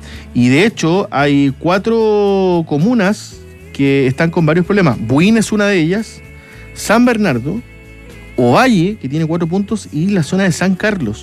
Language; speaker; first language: Spanish; native; Spanish